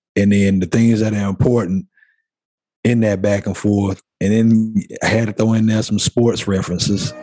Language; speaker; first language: English; native; English